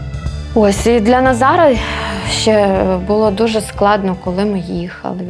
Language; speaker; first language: Ukrainian; non-native, local second language; Russian